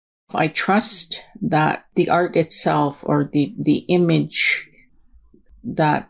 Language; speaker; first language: English; non-native, local second language; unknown